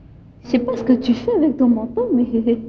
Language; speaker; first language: French; native; French